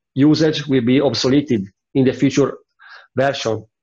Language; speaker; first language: English; non-native, fluent; Italian